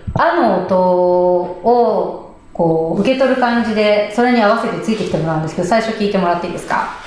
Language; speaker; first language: Japanese; native; Japanese